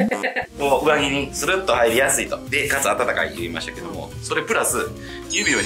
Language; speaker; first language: Japanese; native; Japanese